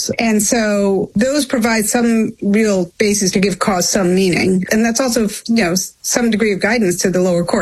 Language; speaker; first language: English; native; English